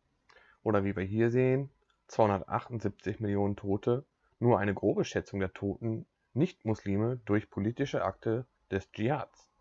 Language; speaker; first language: German; native; German